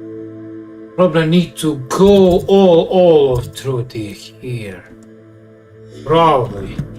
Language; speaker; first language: English; non-native, fluent; Serbian